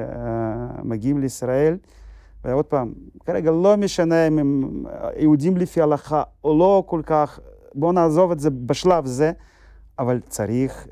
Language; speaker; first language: Hebrew; non-native, fluent; Russian